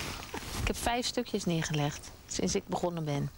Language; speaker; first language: Dutch; native; Dutch